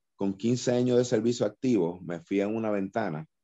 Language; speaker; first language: Spanish; native; Spanish